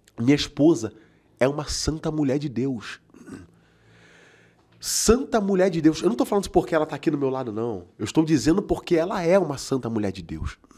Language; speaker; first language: Portuguese; native; Portuguese